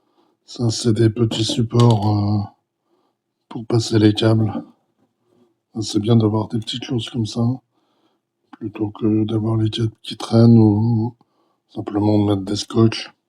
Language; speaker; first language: French; native; French